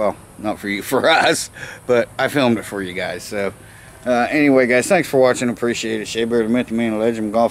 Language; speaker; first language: English; native; English